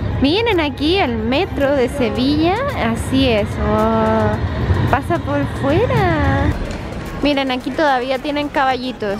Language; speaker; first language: Spanish; native; Spanish